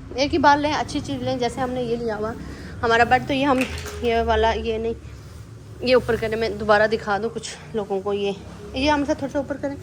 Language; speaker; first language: Urdu; non-native, local second language; Punjabi